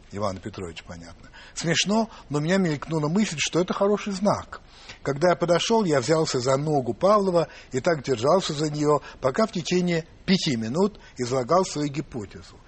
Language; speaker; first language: Russian; non-native, fluent; English